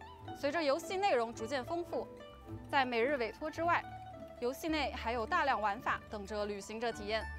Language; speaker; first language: Chinese; native; Chinese